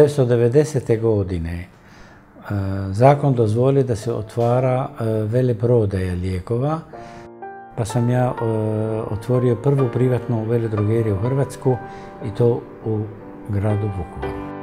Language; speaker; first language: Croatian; non-native, fluent; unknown